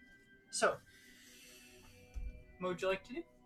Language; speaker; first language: English; native; English